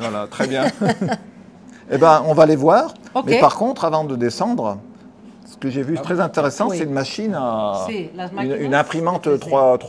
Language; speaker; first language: French; native; French